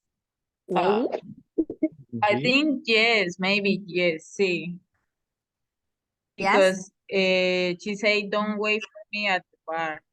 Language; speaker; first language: English; non-native, learner; Spanish